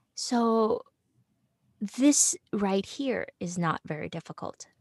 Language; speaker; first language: English; native; English